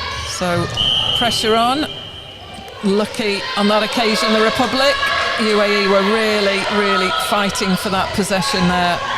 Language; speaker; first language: English; native; English